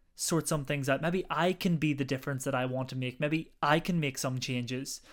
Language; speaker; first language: English; native; English